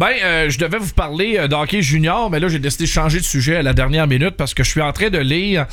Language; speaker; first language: French; native; French